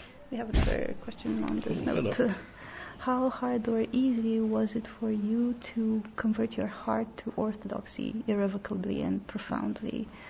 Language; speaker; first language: English; non-native, fluent; Romanian